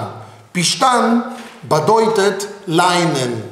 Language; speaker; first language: German; non-native, fluent; Hebrew